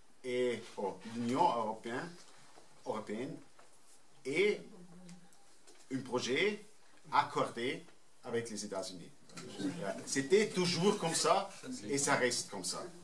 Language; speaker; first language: French; non-native, fluent; German